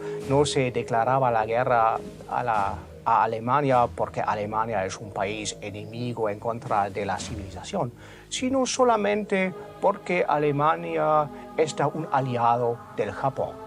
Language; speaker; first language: Spanish; non-native, fluent; German